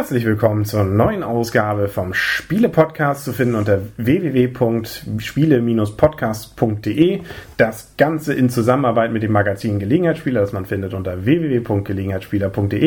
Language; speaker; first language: German; native; German